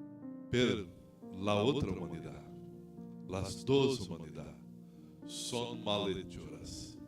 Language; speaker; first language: Spanish; non-native, fluent; Portuguese